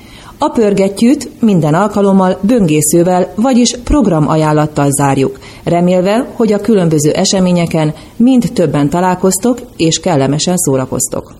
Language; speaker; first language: Hungarian; native; Hungarian